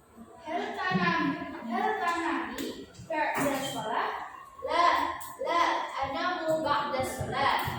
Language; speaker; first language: Arabic; non-native, learner; Indonesian